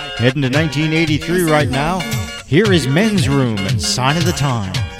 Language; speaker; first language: English; native; English